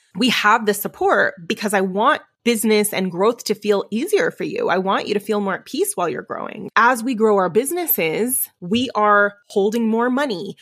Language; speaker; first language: English; early bilingual, other home language; Spanish